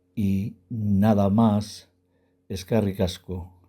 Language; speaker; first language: Spanish; non-native, learner; Berber languages